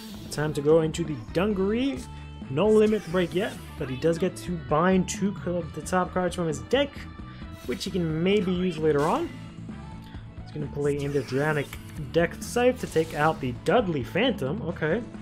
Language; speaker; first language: English; native; English